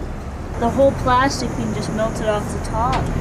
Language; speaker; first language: English; native; English